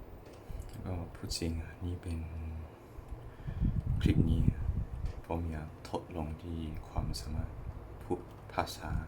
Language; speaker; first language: Thai; non-native, learner; English